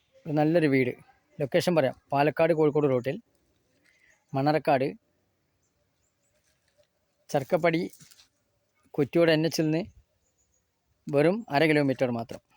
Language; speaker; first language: Malayalam; native; Malayalam